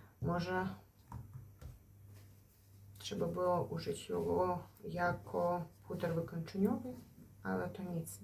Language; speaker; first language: Polish; non-native, fluent; Ukrainian